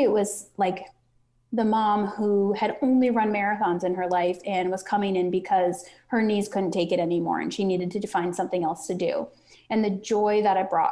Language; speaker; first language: English; native; English